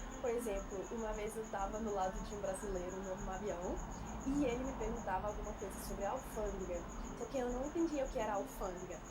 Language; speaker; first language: Portuguese; non-native, fluent; Swiss German